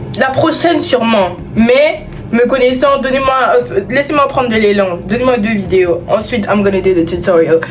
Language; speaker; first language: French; non-native, local second language; Lingala